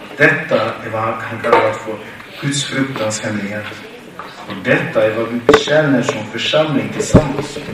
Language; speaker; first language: Swedish; non-native, fluent; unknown